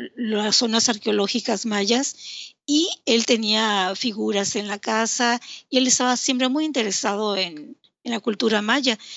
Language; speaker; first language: Spanish; native; Spanish